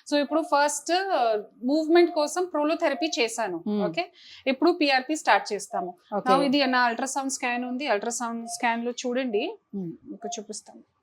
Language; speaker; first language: Telugu; non-native, learner; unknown